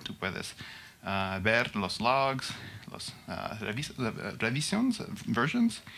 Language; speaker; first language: Spanish; non-native, learner; English